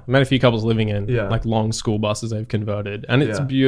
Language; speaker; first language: English; native; English